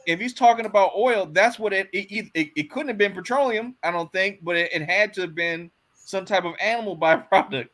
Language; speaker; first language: English; native; English